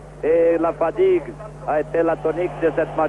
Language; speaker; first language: French; non-native, fluent; Portuguese